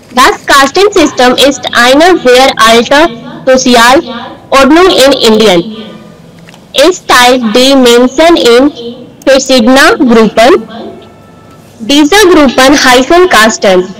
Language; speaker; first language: German; non-native, learner; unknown